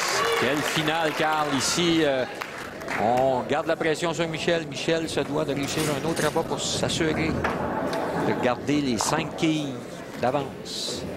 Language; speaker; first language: French; native; French